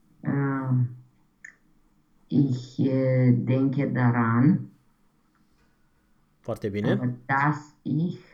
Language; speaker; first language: German; non-native, learner; Romanian